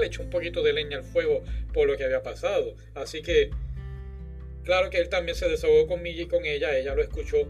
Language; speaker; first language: Spanish; native; Spanish